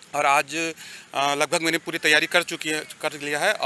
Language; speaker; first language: Hindi; native; Hindi